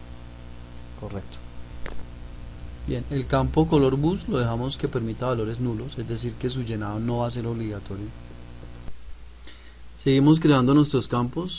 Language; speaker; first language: Spanish; native; Spanish